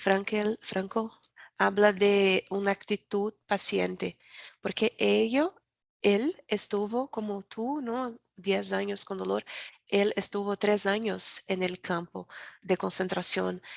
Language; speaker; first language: Spanish; non-native, learner; Portuguese